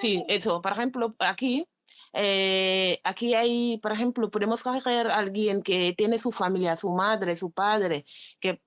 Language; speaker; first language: Spanish; non-native, learner; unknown